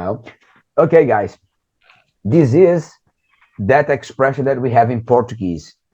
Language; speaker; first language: English; non-native, fluent; Portuguese